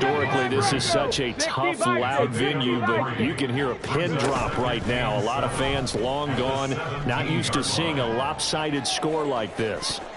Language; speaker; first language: English; native; English